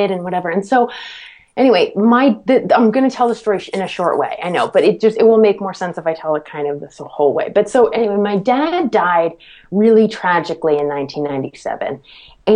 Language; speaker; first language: English; native; English